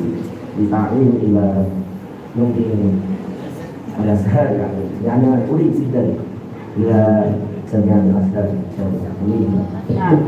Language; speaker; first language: Arabic; non-native, learner; Indonesian